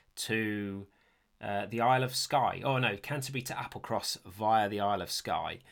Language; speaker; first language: English; native; English